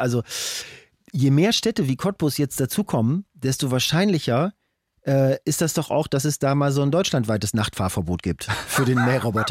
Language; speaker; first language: German; native; German